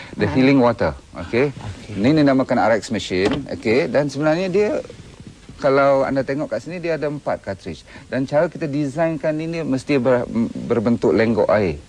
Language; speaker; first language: Malay; native; Malay